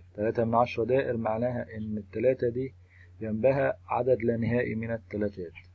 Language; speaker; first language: Arabic; native; Arabic